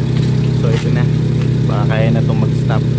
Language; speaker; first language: Filipino; native; Filipino